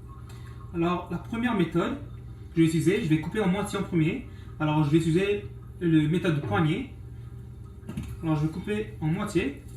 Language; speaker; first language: French; non-native, local second language; English